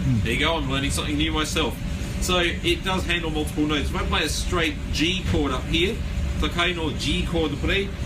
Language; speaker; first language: English; native; English